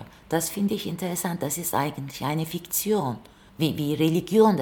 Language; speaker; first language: German; non-native, fluent; Turkish